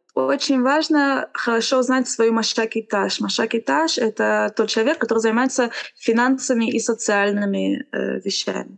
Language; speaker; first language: Russian; non-native, fluent; Romanian